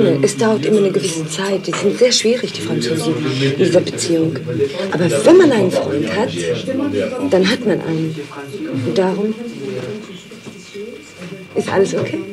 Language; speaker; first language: German; non-native, learner; French